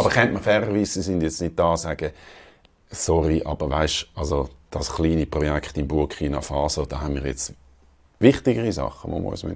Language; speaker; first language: German; native; German